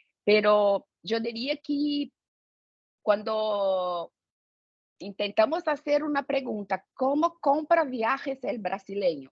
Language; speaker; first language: Spanish; non-native, fluent; Portuguese